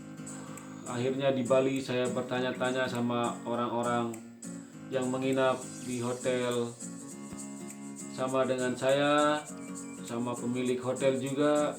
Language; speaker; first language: Indonesian; non-native, local second language; Sasak